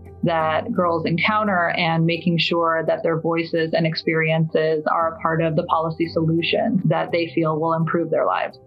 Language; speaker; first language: English; early bilingual, other home language; Persian